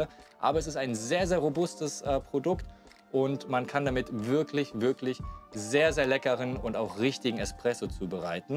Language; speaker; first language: German; native; German